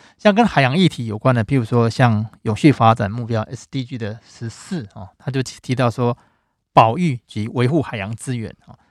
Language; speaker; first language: Chinese; native; Chinese